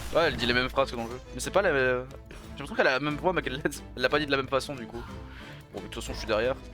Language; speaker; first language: French; native; French